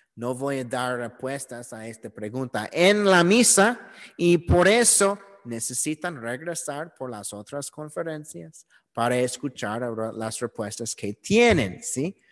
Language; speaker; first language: Spanish; non-native, learner; English